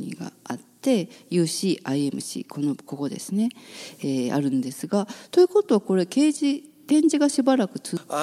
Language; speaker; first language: Japanese; native; Japanese